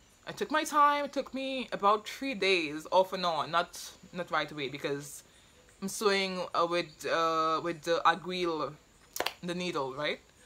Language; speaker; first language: English; native; English